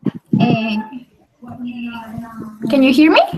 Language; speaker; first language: English; non-native, learner; Spanish